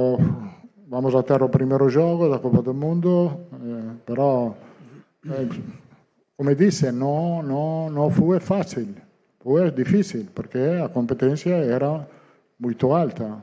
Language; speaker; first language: Spanish; non-native, fluent; Italian